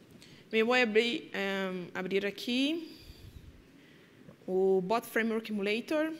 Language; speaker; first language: Spanish; non-native, fluent; Portuguese